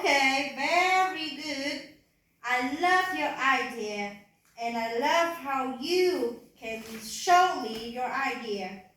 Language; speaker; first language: English; non-native, learner; Vietnamese